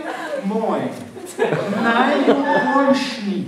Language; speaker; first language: Slovenian; non-native, learner; German